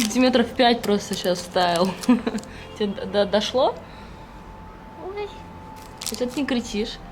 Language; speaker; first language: Russian; native; Russian